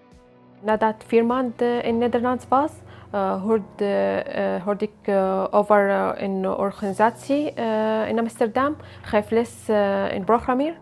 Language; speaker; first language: Dutch; non-native, learner; Arabic